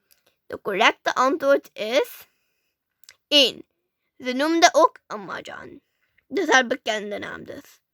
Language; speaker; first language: Dutch; early bilingual, other home language; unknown